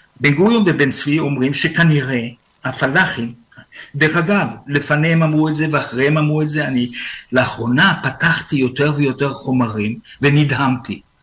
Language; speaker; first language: Hebrew; native; Hebrew